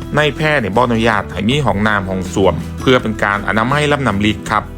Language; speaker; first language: Thai; native; Thai